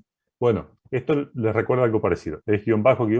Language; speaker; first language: Spanish; native; Spanish